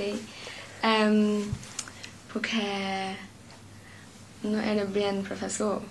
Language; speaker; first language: Spanish; non-native, learner; English